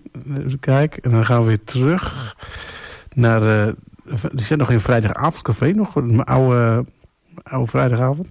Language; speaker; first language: Dutch; native; Dutch